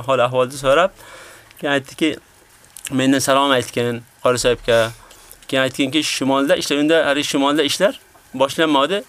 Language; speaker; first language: Uzbek; native; Uzbek